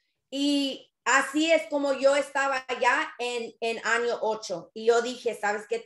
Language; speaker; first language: Spanish; early bilingual, other home language; English